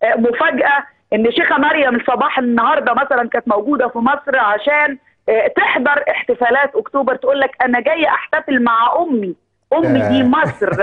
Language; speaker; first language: Arabic; native; Arabic